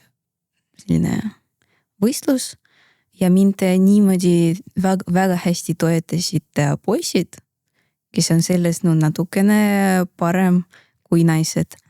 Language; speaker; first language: Estonian; non-native, local second language; Russian